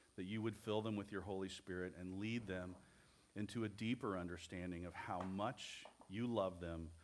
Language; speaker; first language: English; native; English